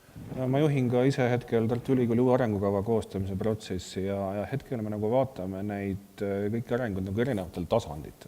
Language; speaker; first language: Estonian; native; Estonian